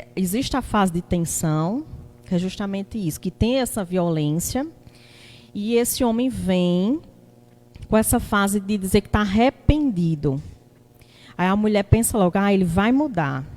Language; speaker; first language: Portuguese; native; Portuguese